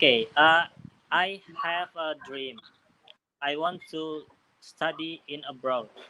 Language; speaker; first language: English; non-native, learner; Indonesian